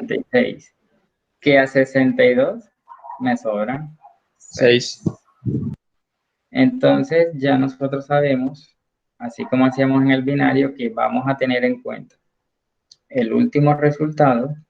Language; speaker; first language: Spanish; native; Spanish